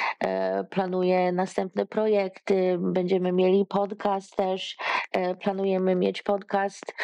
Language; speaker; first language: Polish; early bilingual, heritage; Polish